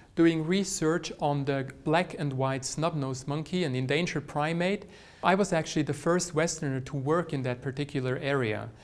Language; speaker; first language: English; non-native, fluent; Swiss German